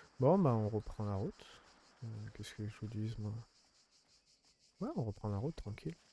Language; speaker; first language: French; native; French